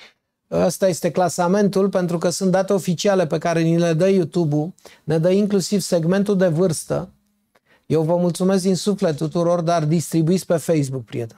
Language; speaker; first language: Romanian; native; Romanian